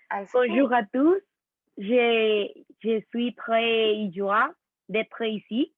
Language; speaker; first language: French; non-native, learner; Spanish